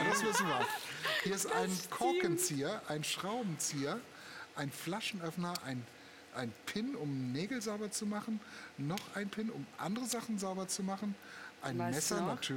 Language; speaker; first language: German; native; German